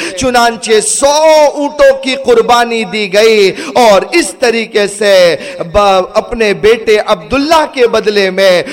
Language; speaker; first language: Urdu; early bilingual, heritage; Urdu